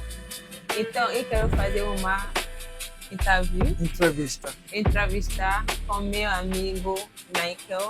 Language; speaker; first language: Portuguese; non-native, learner; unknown